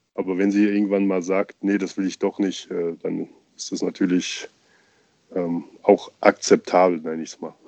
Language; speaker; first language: German; native; German